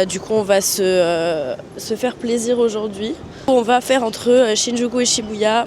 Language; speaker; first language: French; native; French